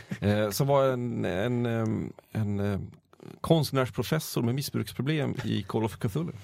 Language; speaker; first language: Swedish; native; Swedish